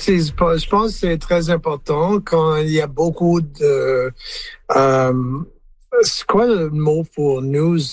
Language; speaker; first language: French; non-native, learner; English